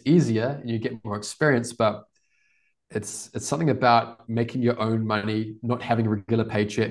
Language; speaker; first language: English; native; English